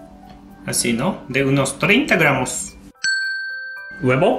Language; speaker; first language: Spanish; non-native, fluent; Japanese